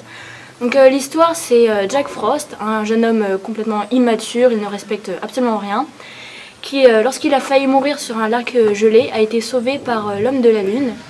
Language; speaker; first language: French; native; French